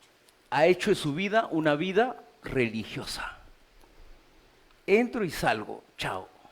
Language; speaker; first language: Spanish; native; Spanish